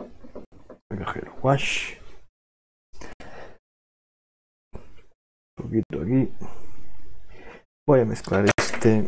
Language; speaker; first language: Spanish; non-native, local second language; Catalan